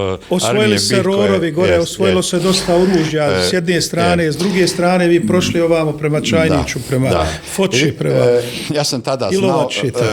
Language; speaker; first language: Bosnian; native; Bosnian